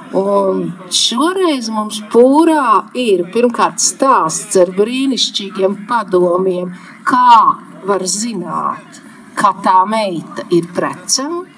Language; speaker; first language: Latvian; native; Latvian